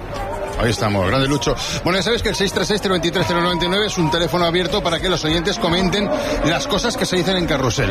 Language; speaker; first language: Spanish; native; Spanish